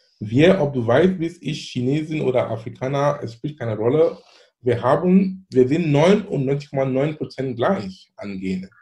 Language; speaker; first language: German; non-native, fluent; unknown